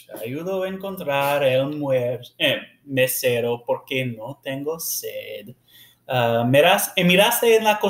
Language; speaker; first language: Spanish; non-native, learner; English